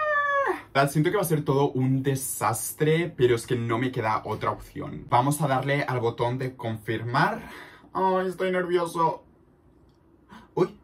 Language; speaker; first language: Spanish; native; Spanish